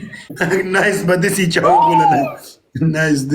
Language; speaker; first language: English; non-native, learner; Pashto